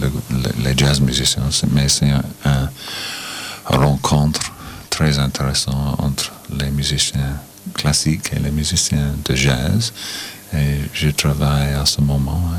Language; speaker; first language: French; non-native, learner; English